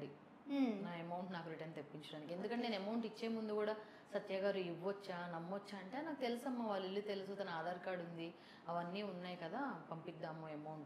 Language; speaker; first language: Telugu; native; Telugu